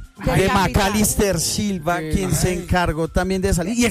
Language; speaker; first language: Spanish; native; Spanish